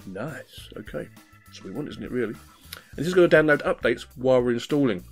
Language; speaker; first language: English; native; English